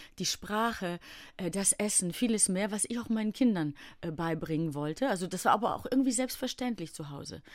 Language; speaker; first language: German; early bilingual, other home language; Greek